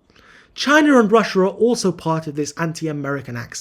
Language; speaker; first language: English; native; English